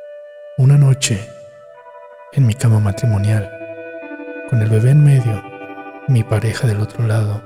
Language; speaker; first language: Spanish; native; Spanish